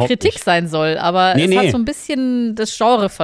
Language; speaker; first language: German; native; German